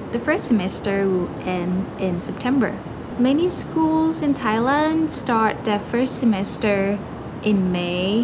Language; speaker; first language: English; non-native, fluent; Thai